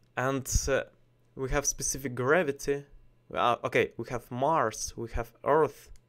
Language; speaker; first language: English; non-native, learner; Russian